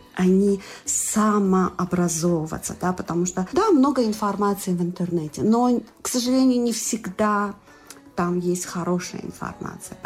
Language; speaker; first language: Russian; non-native, local second language; Tajik